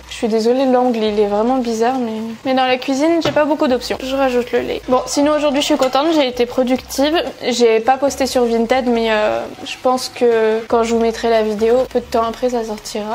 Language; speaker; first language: French; native; French